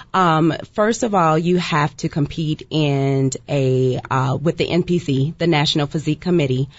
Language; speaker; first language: English; native; English